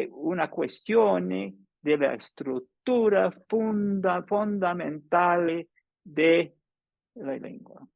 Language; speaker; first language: Italian; non-native, fluent; English